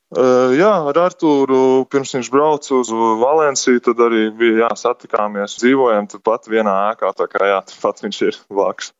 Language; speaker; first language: Latvian; native; Latvian